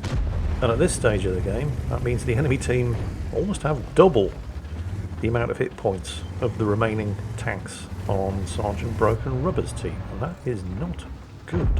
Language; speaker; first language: English; native; English